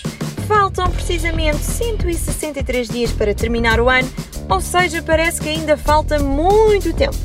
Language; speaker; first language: Portuguese; native; Portuguese